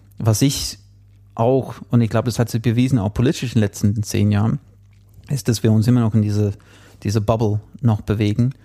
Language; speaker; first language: German; non-native, fluent; English